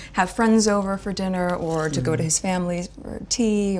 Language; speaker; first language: English; native; English